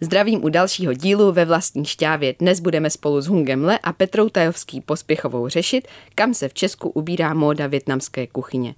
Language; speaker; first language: Czech; native; Czech